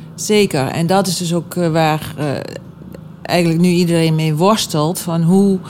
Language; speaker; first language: Dutch; native; Dutch